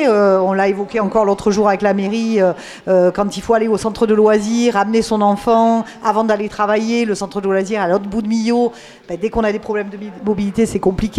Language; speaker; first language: French; native; French